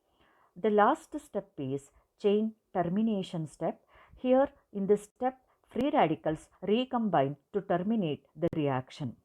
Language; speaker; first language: English; non-native, local second language; Kannada